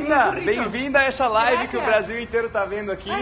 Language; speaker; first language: Portuguese; native; Portuguese